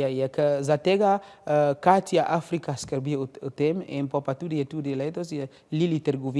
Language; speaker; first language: Slovenian; non-native, learner; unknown